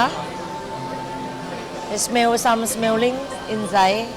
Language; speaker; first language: English; non-native, learner; Thai